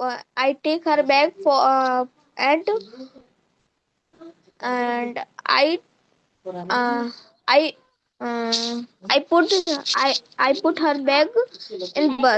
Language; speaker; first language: English; non-native, learner; Hindi